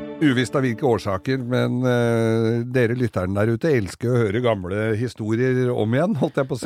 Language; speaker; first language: Norwegian; native; Norwegian